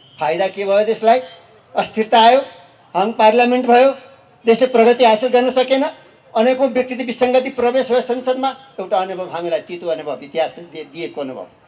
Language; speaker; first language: Nepali; native; Nepali